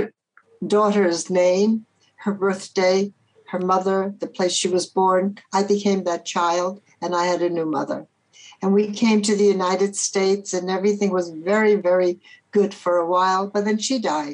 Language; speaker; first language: English; early bilingual, other home language; Polish